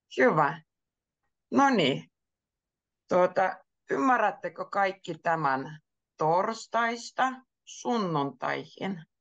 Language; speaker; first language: Finnish; native; Finnish